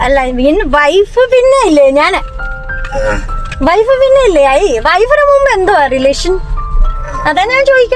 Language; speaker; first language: Malayalam; non-native, local second language; Hindi